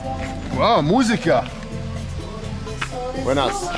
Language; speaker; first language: Spanish; non-native, learner; English